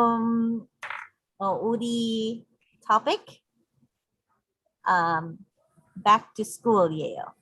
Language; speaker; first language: Korean; non-native, learner; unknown